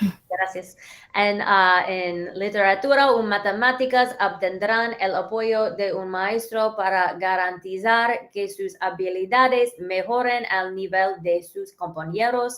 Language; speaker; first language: Spanish; early bilingual, heritage; English